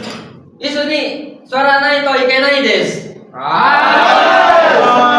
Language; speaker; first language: Japanese; non-native, fluent; Indonesian